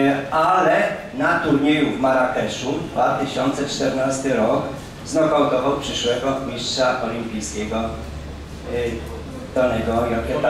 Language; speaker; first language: Polish; native; Polish